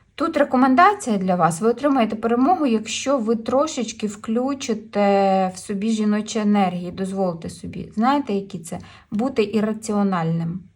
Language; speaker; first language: Ukrainian; non-native, local second language; Russian